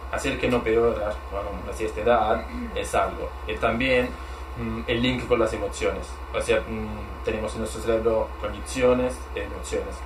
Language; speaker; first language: Spanish; non-native, fluent; Italian